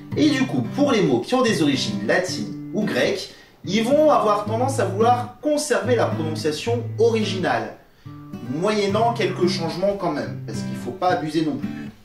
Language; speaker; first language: French; native; French